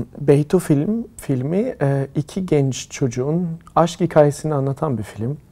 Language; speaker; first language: Turkish; early bilingual, heritage; Turkish